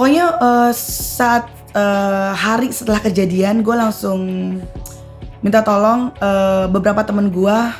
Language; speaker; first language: Indonesian; native; Indonesian